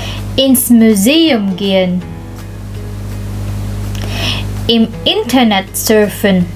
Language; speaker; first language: German; non-native, local second language; Filipino